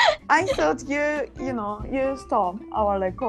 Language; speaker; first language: English; non-native, learner; Japanese